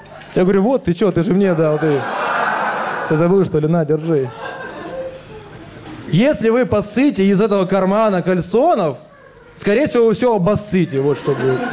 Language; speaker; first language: Russian; native; Russian